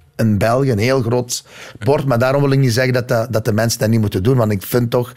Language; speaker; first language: Dutch; native; Dutch